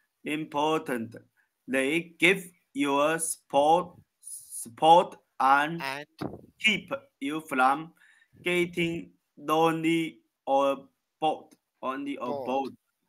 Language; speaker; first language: English; non-native, learner; Chinese